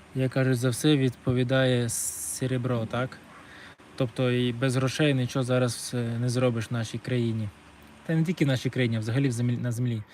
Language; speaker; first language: Ukrainian; native; Ukrainian